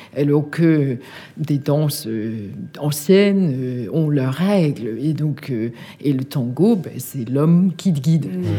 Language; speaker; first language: French; non-native, fluent; Danish